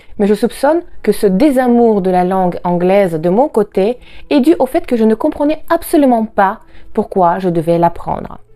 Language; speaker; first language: French; non-native, fluent; Russian